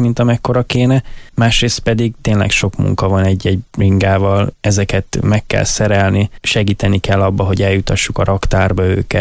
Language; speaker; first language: Hungarian; native; Hungarian